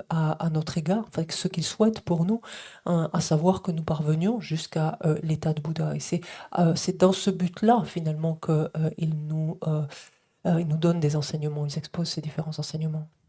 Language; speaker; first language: French; native; French